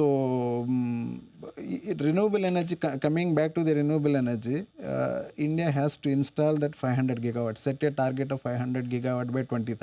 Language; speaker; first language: English; non-native, local second language; Telugu